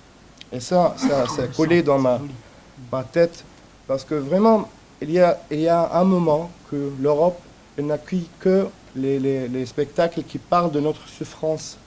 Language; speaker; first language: French; non-native, fluent; Arabic